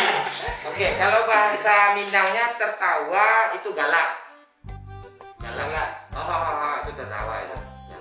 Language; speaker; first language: Indonesian; non-native, local second language; Minangkabau